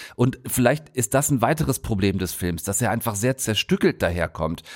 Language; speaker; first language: German; native; German